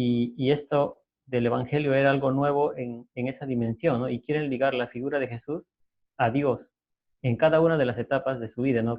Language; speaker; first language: Spanish; native; Spanish